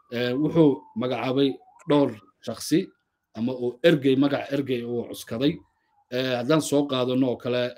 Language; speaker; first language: Somali; native; Somali